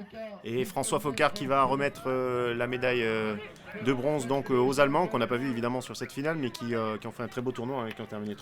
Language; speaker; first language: French; native; French